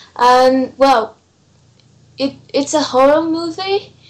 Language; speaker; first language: English; non-native, fluent; Portuguese